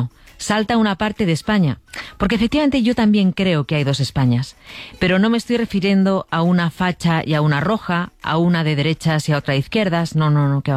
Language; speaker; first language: Spanish; native; Spanish